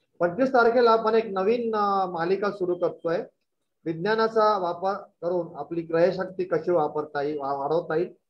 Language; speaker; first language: Marathi; native; Marathi